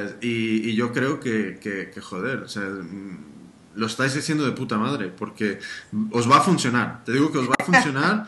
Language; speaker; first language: Spanish; early bilingual, heritage; Spanish